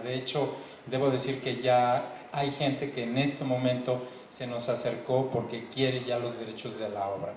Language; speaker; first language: Spanish; native; Spanish